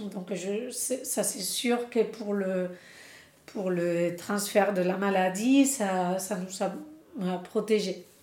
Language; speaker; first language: French; non-native, fluent; Spanish